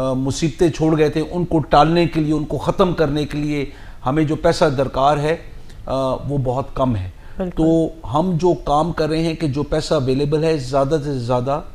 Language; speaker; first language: Urdu; non-native, local second language; Punjabi